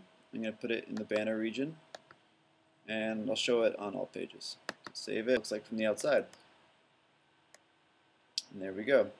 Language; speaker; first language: English; native; English